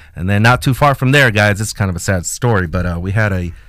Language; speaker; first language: English; non-native, fluent; Spanish